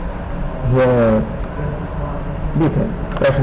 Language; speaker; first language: German; non-native, learner; Portuguese